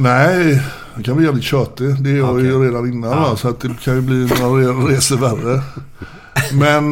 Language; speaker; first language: Swedish; native; Swedish